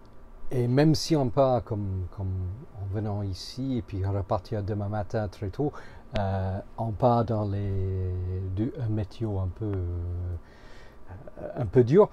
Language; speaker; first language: French; non-native, fluent; English